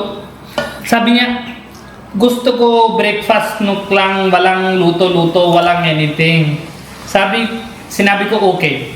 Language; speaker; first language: Filipino; non-native, learner; Punjabi